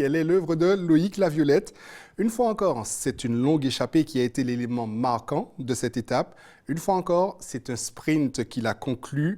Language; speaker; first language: French; native; French